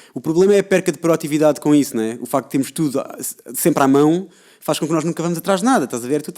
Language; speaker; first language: Portuguese; native; Portuguese